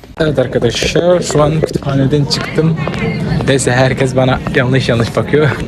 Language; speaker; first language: Turkish; non-native, fluent; Kyrgyz